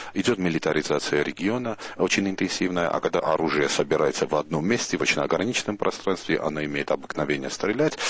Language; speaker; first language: Russian; non-native, local second language; Armenian